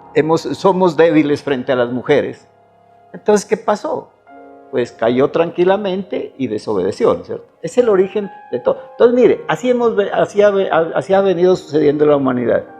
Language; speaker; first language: Spanish; native; Spanish